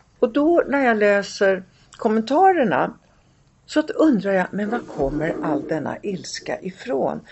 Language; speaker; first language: Swedish; early bilingual, other home language; Italian